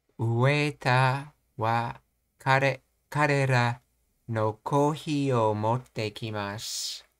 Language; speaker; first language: Japanese; non-native, learner; English